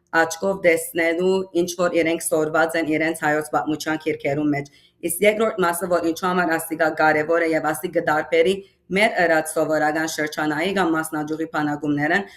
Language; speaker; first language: Armenian; early bilingual, heritage; Armenian